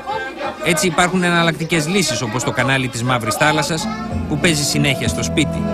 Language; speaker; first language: Greek; native; Greek